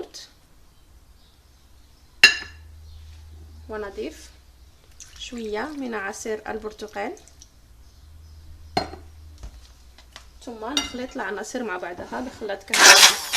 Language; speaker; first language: Arabic; native; Arabic